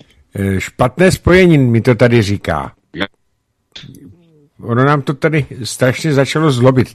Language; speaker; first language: Czech; native; Czech